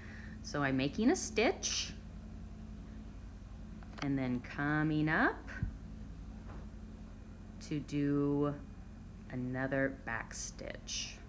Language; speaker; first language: English; native; English